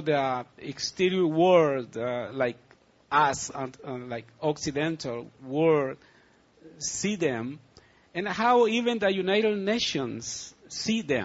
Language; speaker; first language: English; non-native, learner; Spanish